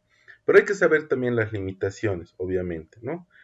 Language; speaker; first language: Spanish; native; Spanish